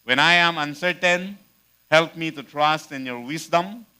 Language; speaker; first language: English; non-native, local second language; Filipino